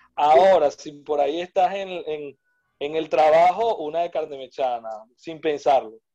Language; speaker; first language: Spanish; native; Spanish